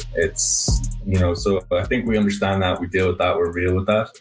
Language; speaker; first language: English; native; English